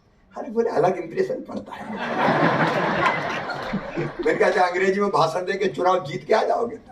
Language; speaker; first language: Hindi; native; Hindi